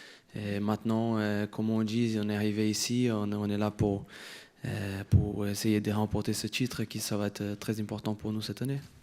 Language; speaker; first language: French; non-native, fluent; Portuguese